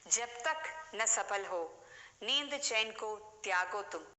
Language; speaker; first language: Hindi; non-native, local second language; Malayalam